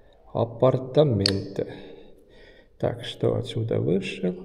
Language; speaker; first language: Russian; non-native, learner; Estonian